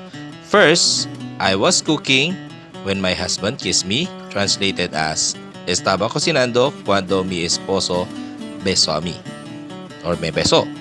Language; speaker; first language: Spanish; non-native, fluent; Filipino